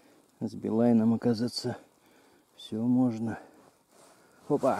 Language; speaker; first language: Russian; native; Russian